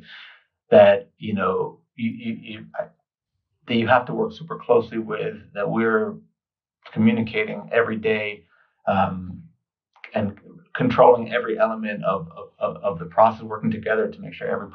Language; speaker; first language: English; native; English